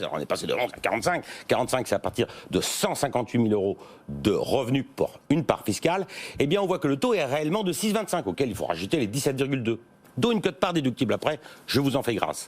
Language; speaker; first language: French; native; French